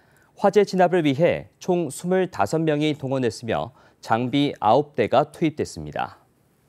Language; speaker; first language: Korean; native; Korean